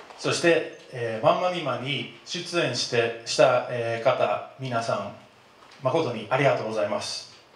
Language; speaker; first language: Japanese; non-native, fluent; Dutch